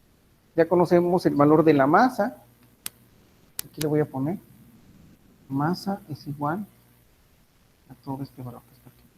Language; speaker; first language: Spanish; native; Spanish